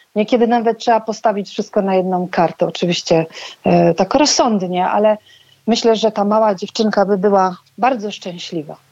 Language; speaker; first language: Polish; early bilingual, heritage; Polish